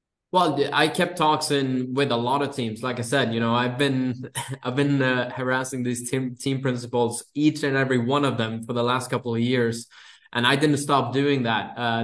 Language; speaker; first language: English; non-native, fluent; Swedish